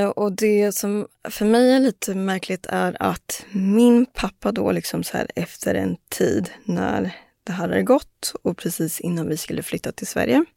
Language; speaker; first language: Swedish; early bilingual, other home language; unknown